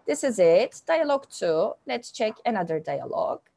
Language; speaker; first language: English; non-native, fluent; Turkish